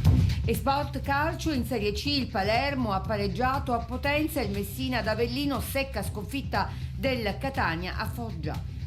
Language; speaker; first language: Italian; native; Italian